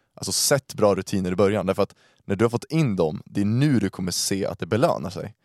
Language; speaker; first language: Swedish; native; Swedish